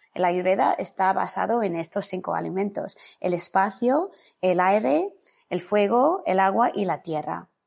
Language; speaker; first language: Spanish; non-native, fluent; English